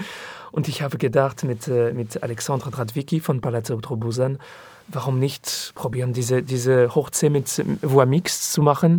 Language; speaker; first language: German; non-native, learner; French